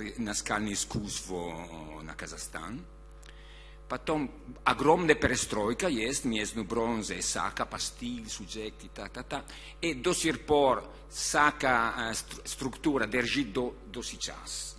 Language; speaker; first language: Russian; non-native, learner; Italian